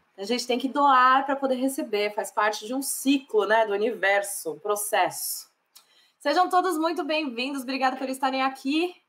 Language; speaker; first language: Portuguese; native; Portuguese